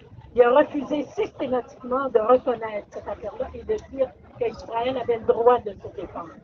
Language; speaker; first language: French; native; French